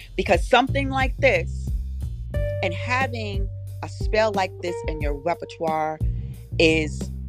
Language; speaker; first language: English; native; English